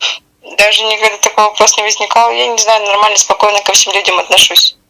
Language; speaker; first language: Russian; native; Russian